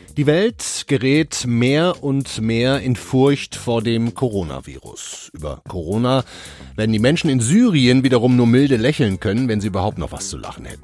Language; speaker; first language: German; native; German